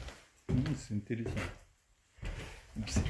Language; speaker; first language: French; non-native, learner; Russian